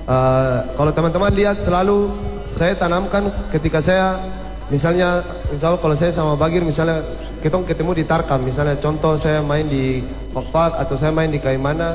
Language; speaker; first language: Indonesian; native; Indonesian